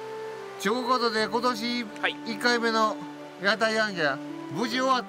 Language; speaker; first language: Japanese; native; Japanese